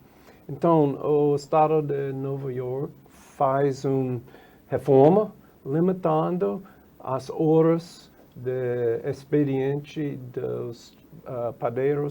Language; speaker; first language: Portuguese; non-native, fluent; English